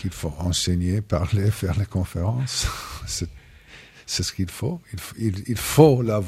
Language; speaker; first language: French; non-native, fluent; English